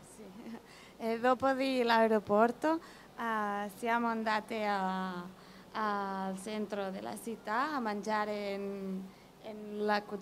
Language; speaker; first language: Italian; non-native, learner; Catalan